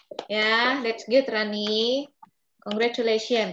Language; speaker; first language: English; non-native, fluent; Balinese